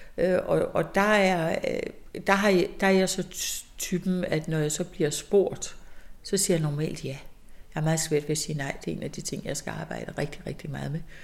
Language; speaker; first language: Danish; native; Danish